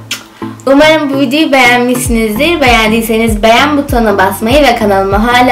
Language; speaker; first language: Turkish; native; Turkish